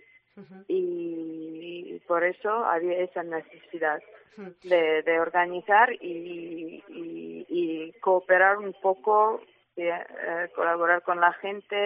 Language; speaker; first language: Spanish; non-native, fluent; Ukrainian